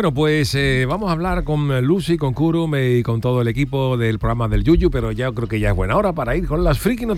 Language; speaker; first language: Spanish; native; Spanish